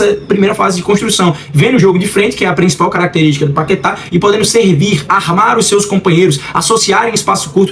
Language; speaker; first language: Portuguese; native; Portuguese